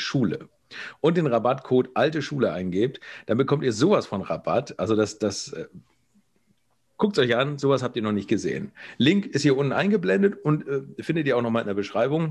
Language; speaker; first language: German; native; German